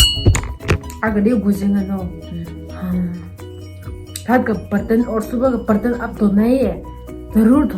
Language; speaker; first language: Hindi; non-native, local second language; Tibetan